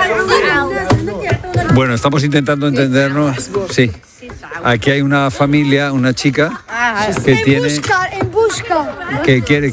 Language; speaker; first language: Spanish; native; Spanish